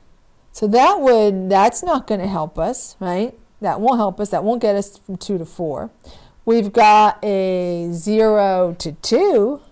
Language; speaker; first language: English; native; English